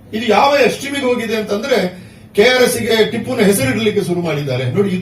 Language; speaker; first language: Kannada; non-native, local second language; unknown